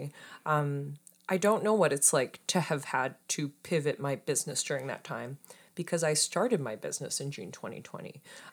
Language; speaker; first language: English; native; English